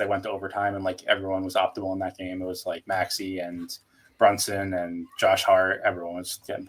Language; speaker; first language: English; native; English